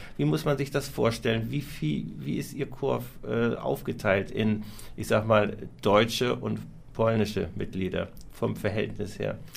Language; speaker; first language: German; native; German